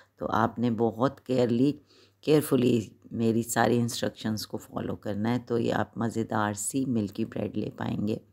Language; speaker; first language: Hindi; native; Hindi